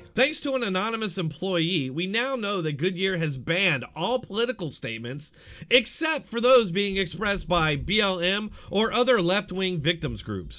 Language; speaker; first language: English; native; English